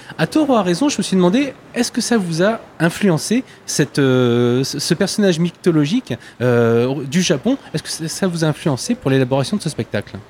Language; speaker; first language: French; native; French